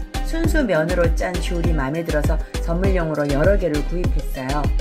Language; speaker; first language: Korean; native; Korean